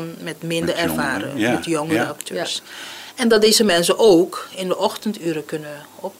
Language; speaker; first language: Dutch; non-native, local second language; Papiamento